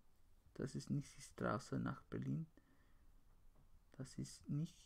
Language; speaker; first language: German; non-native, learner; English